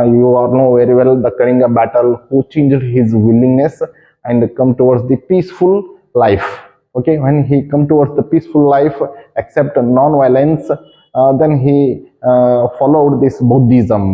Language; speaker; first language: English; non-native, local second language; Kannada